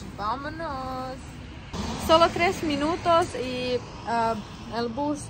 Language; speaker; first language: Spanish; non-native, learner; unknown